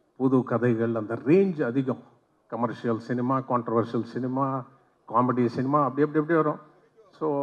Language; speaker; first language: Tamil; non-native, local second language; Telugu